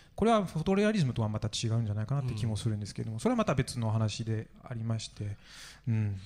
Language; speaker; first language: Japanese; non-native, fluent; French